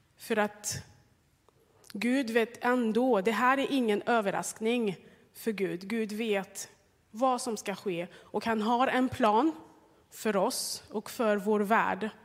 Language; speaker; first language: Swedish; non-native, fluent; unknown